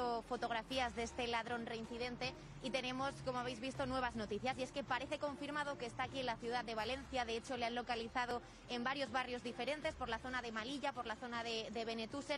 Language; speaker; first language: Spanish; native; Spanish